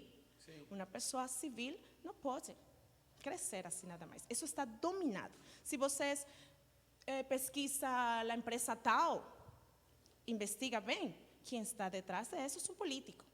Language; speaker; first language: Portuguese; non-native, learner; Spanish